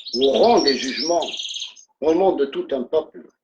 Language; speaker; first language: French; non-native, local second language; Arabic